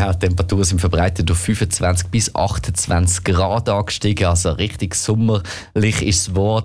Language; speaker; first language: German; native; German